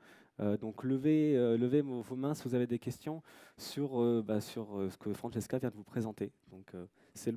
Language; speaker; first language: French; native; French